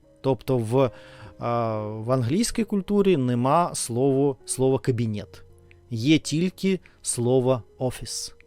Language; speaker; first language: Ukrainian; non-native, learner; Russian